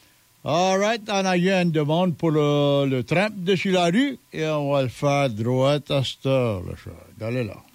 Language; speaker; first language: French; native; French